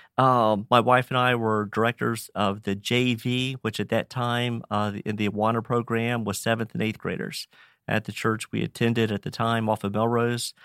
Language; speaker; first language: English; native; English